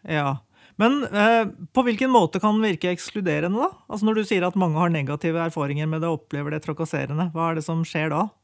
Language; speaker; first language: Norwegian; native; Norwegian